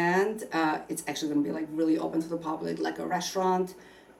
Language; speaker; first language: English; non-native, fluent; Albanian